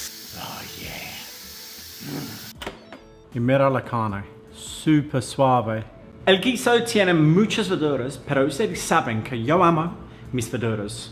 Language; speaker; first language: Spanish; non-native, fluent; English